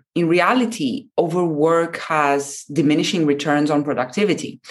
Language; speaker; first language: English; non-native, fluent; Japanese